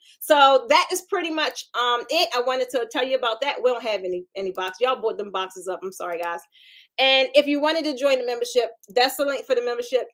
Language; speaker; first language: English; native; English